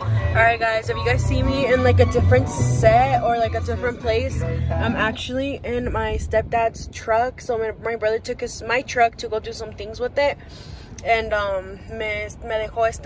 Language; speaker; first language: English; early bilingual, other home language; Spanish